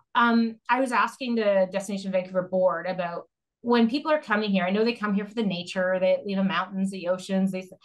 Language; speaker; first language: English; native; English